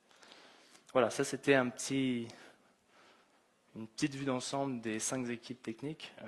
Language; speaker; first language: French; native; French